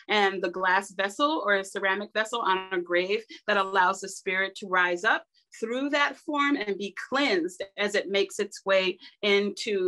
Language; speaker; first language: English; native; English